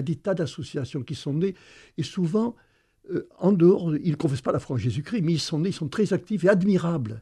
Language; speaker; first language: French; native; French